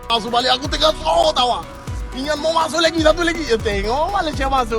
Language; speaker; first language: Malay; non-native, learner; Bangla